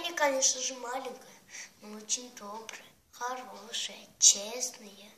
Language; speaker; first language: Russian; non-native, learner; Armenian